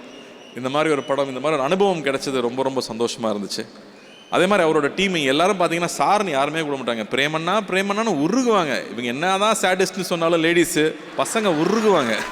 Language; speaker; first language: Tamil; native; Tamil